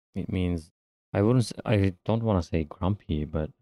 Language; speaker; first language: English; non-native, fluent; Turkish